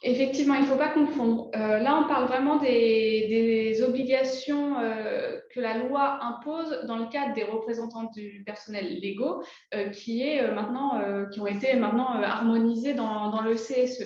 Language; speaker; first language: French; native; French